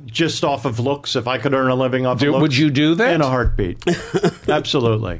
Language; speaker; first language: English; native; English